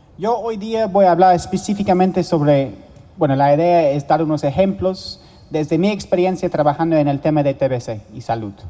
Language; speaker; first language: Spanish; non-native, fluent; English